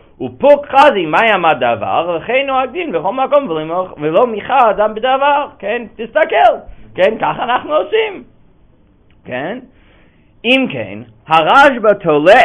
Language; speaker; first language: Hebrew; non-native, fluent; English